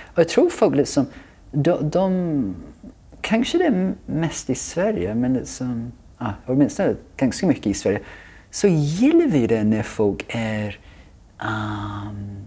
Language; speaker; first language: Swedish; non-native, fluent; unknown